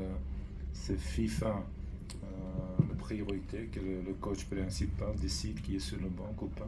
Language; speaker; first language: French; non-native, fluent; Dutch